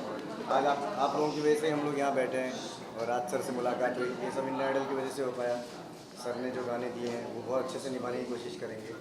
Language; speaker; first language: Hindi; native; Hindi